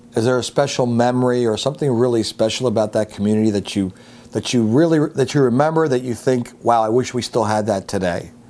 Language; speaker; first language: English; native; English